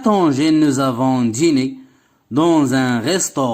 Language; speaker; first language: French; non-native, local second language; Arabic